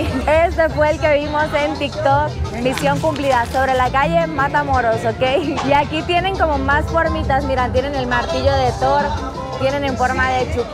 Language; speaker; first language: Spanish; native; Spanish